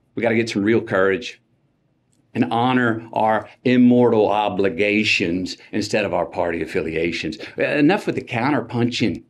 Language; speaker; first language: English; native; English